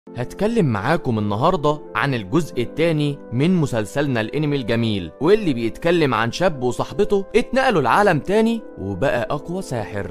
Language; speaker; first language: Arabic; native; Arabic